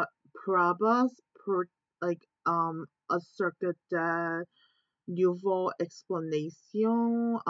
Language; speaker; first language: Spanish; non-native, learner; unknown